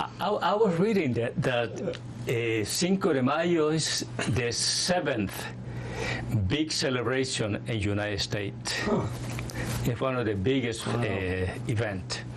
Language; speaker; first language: English; non-native, fluent; Spanish